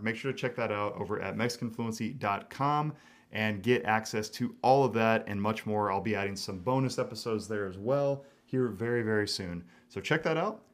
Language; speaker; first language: English; native; English